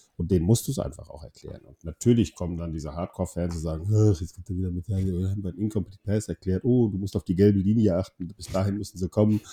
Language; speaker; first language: German; non-native, fluent; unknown